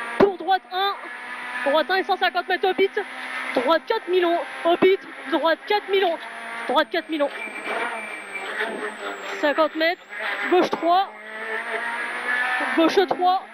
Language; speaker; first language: French; native; French